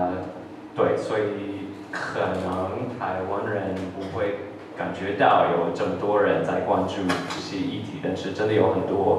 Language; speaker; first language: Chinese; early bilingual, heritage; English